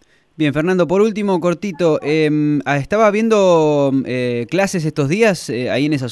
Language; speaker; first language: Spanish; native; Spanish